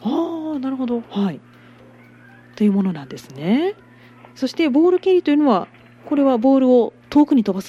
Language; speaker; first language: Japanese; native; Japanese